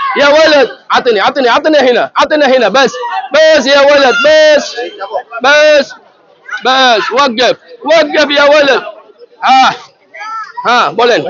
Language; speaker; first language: Arabic; non-native, learner; Bangla